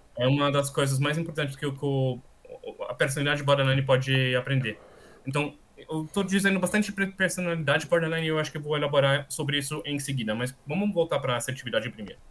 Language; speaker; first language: Portuguese; non-native, fluent; German